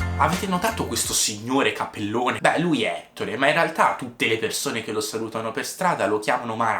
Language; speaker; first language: Italian; native; Italian